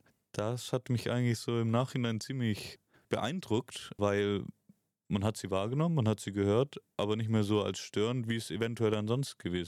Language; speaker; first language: German; native; German